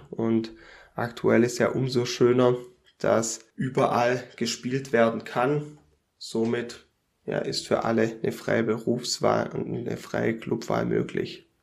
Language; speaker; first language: German; native; German